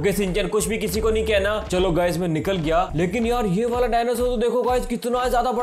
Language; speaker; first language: Hindi; native; Hindi